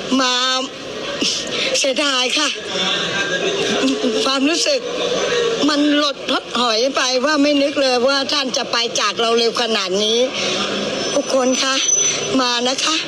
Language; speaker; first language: Thai; native; Thai